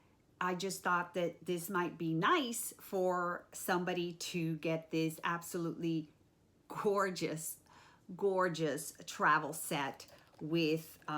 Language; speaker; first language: English; native; English